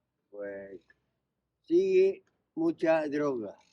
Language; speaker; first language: Spanish; native; Spanish